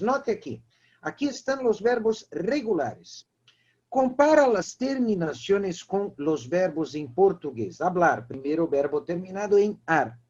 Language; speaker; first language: Spanish; non-native, fluent; Portuguese